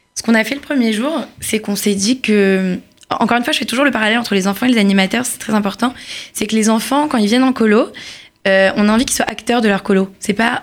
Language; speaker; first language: French; native; French